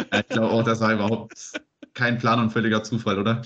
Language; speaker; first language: German; native; German